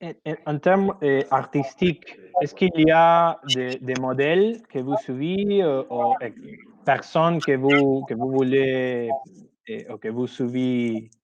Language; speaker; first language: French; non-native, learner; Spanish